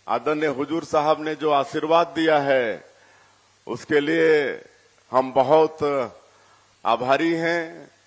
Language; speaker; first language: Hindi; native; Hindi